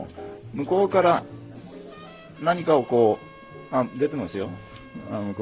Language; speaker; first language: Japanese; native; Japanese